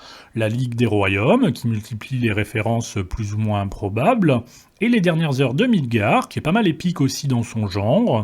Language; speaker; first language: French; native; French